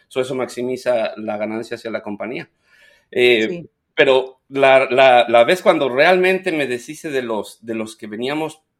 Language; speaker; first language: Spanish; native; Spanish